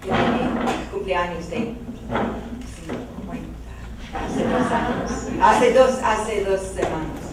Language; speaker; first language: Spanish; non-native, learner; English